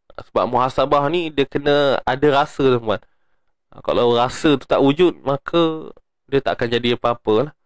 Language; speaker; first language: Malay; native; Malay